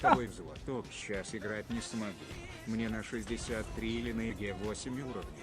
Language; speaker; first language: Russian; native; Russian